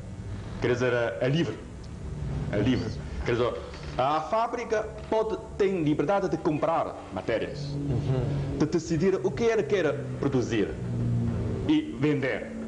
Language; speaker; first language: Portuguese; non-native, fluent; Chinese